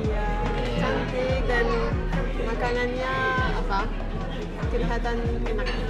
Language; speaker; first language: Indonesian; non-native, learner; French